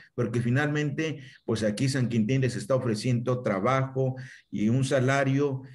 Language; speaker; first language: Spanish; non-native, local second language; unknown